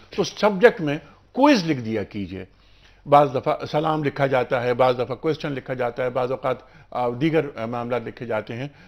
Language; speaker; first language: Urdu; native; Urdu